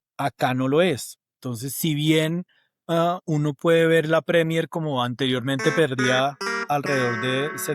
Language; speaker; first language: Spanish; native; Spanish